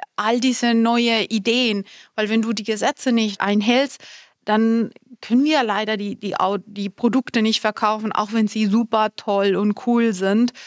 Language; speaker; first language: German; non-native, fluent; Spanish